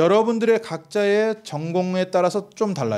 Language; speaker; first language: Korean; native; Korean